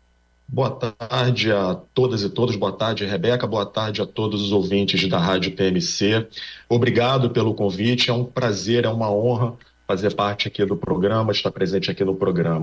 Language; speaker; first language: Portuguese; native; Portuguese